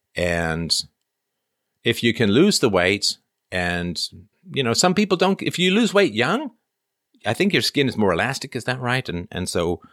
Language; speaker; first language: English; native; English